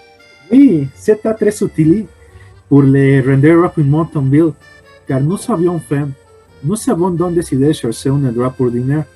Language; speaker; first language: French; non-native, learner; Spanish